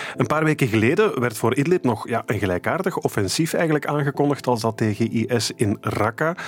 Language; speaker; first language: Dutch; native; Dutch